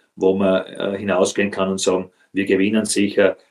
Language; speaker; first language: German; native; German